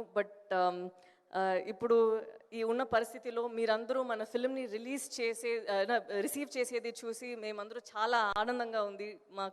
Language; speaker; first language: Telugu; non-native, local second language; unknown